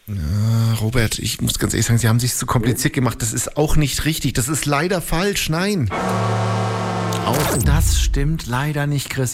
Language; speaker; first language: German; native; German